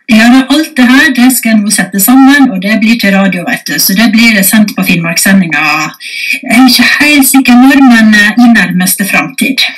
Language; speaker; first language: Norwegian; native; Norwegian